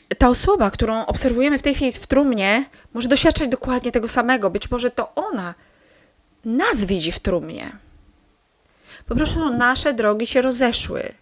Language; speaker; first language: Polish; native; Polish